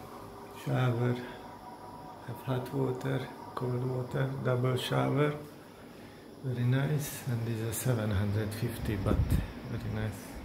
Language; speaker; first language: English; non-native, learner; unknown